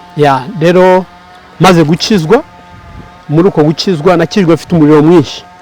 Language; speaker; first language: Kinyarwanda; early bilingual, heritage; Kinyarwanda